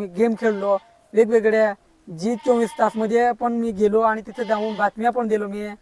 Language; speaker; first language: Marathi; non-native, local second language; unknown